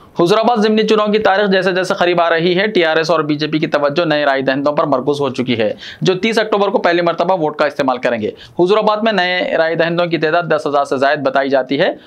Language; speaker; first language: Urdu; native; Urdu